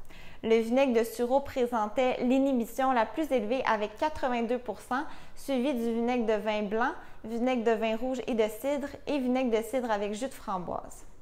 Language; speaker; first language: French; native; French